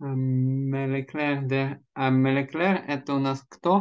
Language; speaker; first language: Russian; native; Russian